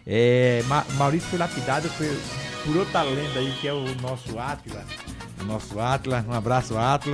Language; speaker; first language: Portuguese; native; Portuguese